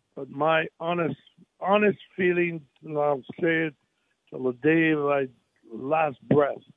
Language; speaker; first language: English; native; English